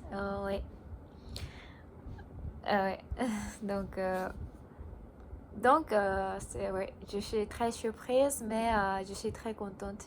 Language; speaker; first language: French; non-native, learner; Japanese